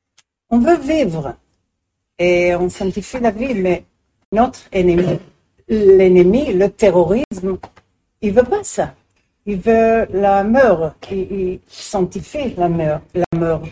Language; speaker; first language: French; non-native, learner; Hebrew